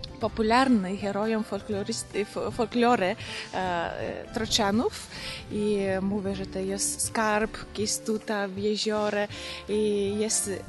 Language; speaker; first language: Polish; non-native, learner; Russian